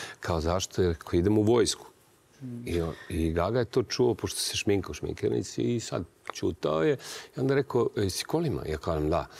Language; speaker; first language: Serbian; native; Serbian